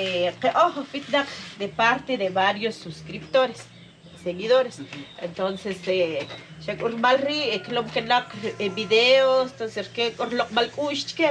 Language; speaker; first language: Spanish; non-native, local second language; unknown